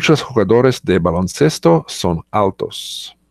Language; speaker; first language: Spanish; non-native, learner; English